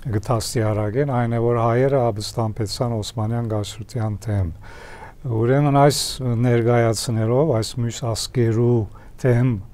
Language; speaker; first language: Armenian; early bilingual, heritage; Armenian